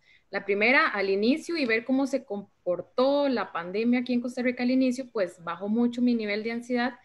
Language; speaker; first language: Spanish; native; Spanish